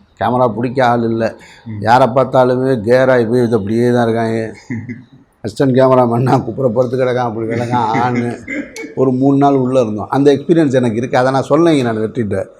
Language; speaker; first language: Tamil; native; Tamil